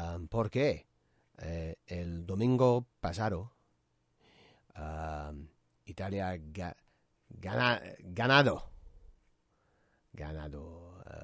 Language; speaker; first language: Spanish; non-native, learner; English